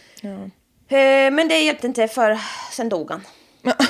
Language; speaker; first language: Swedish; native; Swedish